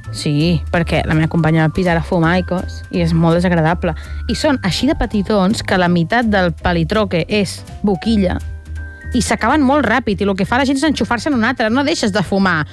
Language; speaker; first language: Catalan; native; Catalan